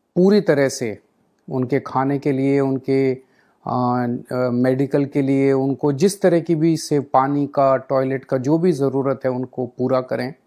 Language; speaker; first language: Hindi; native; Hindi